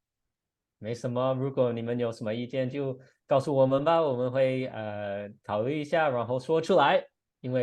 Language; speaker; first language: Chinese; non-native, fluent; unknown